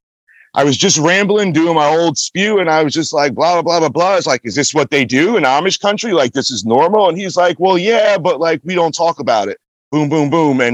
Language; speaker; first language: English; native; English